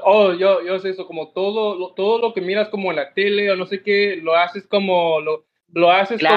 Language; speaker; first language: Spanish; non-native, learner; English